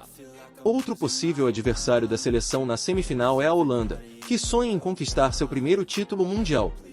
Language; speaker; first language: Portuguese; native; Portuguese